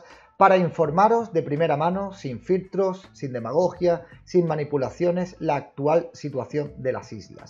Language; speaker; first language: Spanish; native; Spanish